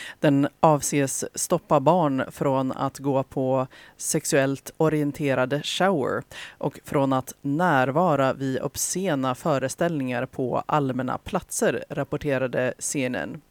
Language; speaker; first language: Swedish; native; Swedish